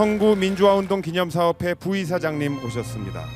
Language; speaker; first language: Korean; native; Korean